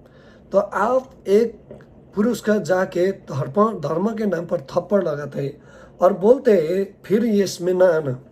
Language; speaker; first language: Hindi; non-native, learner; Nepali